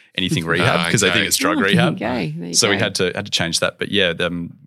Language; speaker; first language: English; native; English